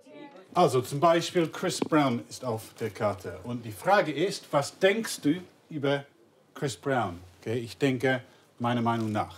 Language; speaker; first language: German; non-native, fluent; English